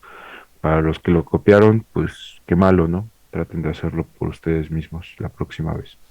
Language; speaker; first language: Spanish; native; Spanish